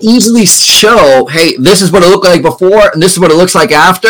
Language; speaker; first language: English; native; English